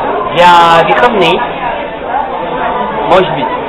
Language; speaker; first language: Russian; non-native, learner; French